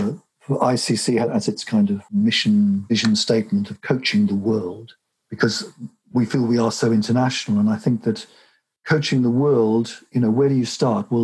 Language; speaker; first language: English; native; English